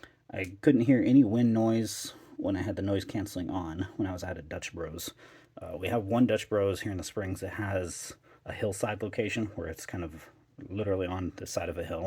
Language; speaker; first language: English; native; English